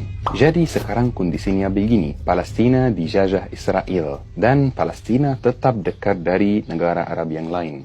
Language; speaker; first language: Indonesian; non-native, fluent; Arabic